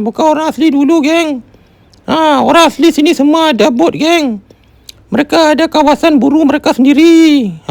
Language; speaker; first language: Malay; non-native, local second language; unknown